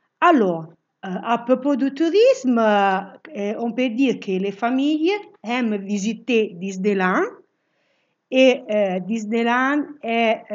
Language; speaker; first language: French; non-native, fluent; Italian